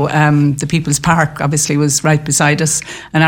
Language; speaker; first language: English; native; English